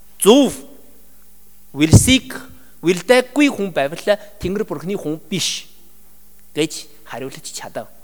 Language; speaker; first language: Mongolian; non-native, learner; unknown